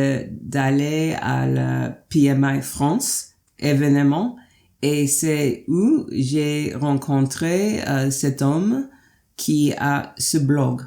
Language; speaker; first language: French; non-native, fluent; English